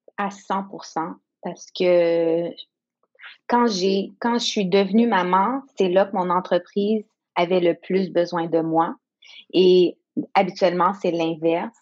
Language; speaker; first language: French; non-native, local second language; English